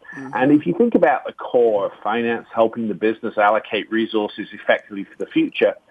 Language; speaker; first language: English; native; English